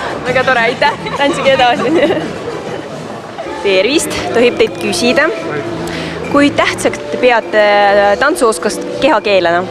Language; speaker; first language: Estonian; native; Estonian